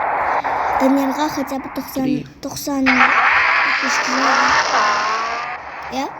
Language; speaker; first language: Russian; non-native, local second language; Kazakh